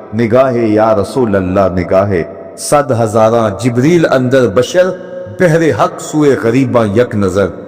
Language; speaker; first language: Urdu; non-native, local second language; Punjabi